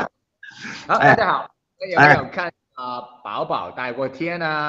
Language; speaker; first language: Chinese; non-native, local second language; Cantonese